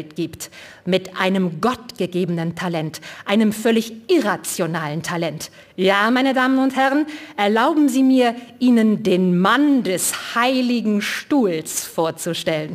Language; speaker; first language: German; native; German